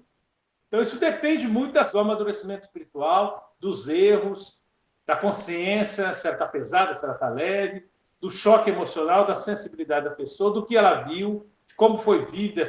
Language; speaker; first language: Portuguese; native; Portuguese